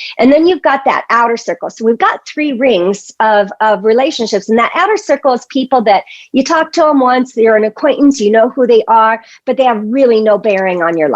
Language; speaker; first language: English; native; English